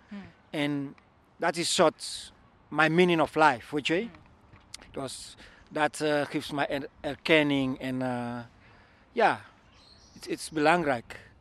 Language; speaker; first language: Dutch; non-native, learner; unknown